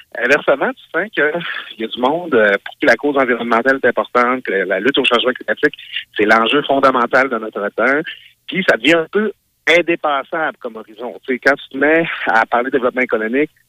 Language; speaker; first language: French; native; French